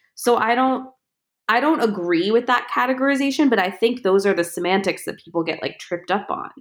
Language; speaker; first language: English; native; English